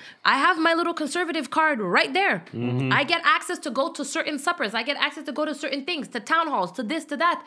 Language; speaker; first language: English; native; English